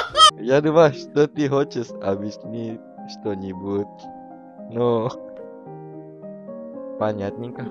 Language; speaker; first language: Russian; non-native, learner; Indonesian